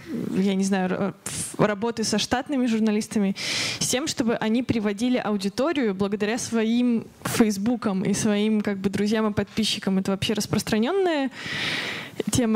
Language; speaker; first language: Russian; native; Russian